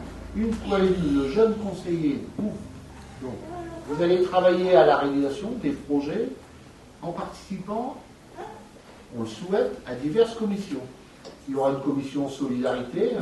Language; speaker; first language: French; native; French